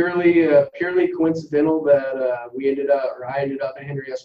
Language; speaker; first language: English; native; English